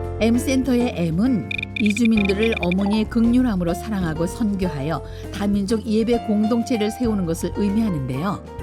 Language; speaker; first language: Korean; native; Korean